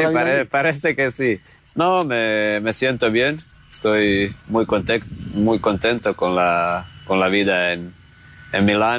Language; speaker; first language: Spanish; non-native, fluent; Croatian